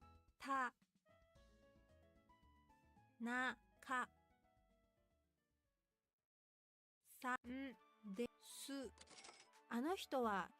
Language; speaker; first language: Japanese; non-native, learner; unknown